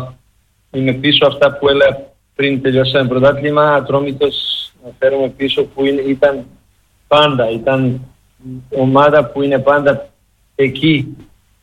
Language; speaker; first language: Greek; non-native, learner; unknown